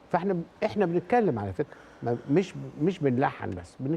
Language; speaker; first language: Arabic; native; Arabic